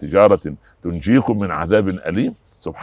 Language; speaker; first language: Arabic; native; Arabic